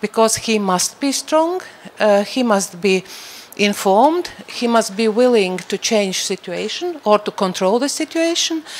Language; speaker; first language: English; non-native, fluent; Latvian